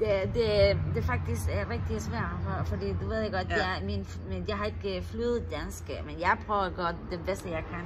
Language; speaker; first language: Danish; non-native, learner; Spanish